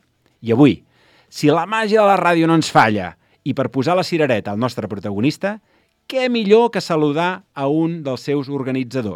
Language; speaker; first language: Catalan; native; Catalan